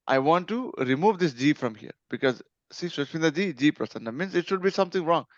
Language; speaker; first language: English; non-native, local second language; Nepali